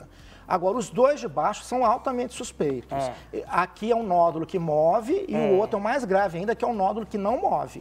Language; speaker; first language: Portuguese; native; Portuguese